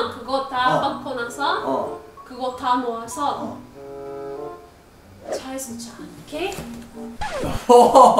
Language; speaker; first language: Korean; non-native, fluent; Russian